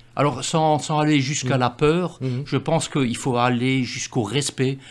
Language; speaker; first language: French; native; French